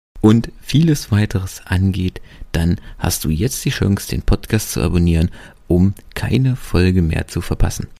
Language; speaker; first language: German; native; German